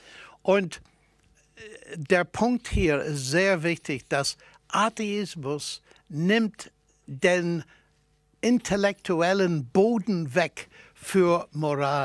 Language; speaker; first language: German; non-native, fluent; English